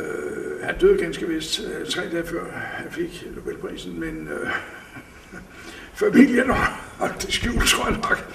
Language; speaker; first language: Danish; native; Danish